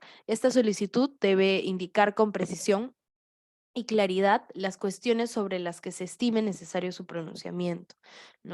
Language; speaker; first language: Spanish; native; Spanish